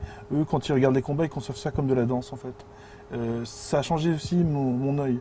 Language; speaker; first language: French; native; French